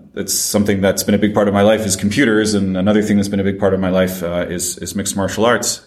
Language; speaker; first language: English; non-native, fluent; French